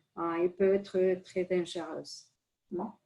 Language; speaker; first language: French; non-native, fluent; Spanish